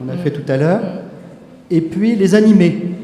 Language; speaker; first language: French; native; French